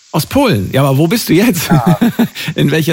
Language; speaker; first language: German; native; German